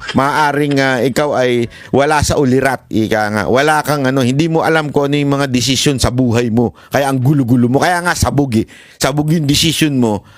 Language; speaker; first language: Filipino; native; Filipino